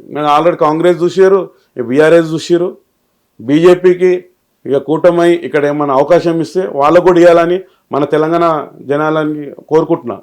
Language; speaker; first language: Telugu; native; Telugu